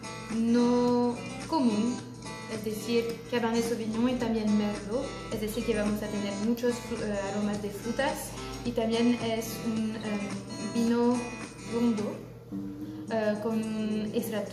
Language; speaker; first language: Spanish; non-native, fluent; French